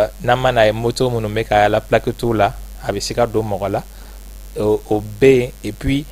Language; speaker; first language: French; non-native, local second language; Bambara